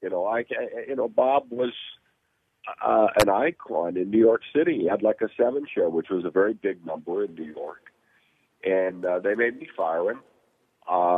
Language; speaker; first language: English; native; English